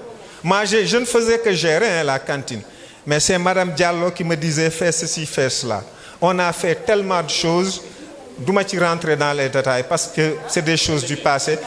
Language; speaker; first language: French; non-native, local second language; Wolof